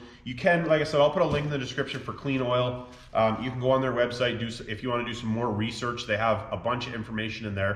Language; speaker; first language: English; native; English